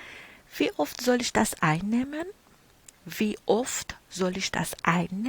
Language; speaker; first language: German; non-native, fluent; Persian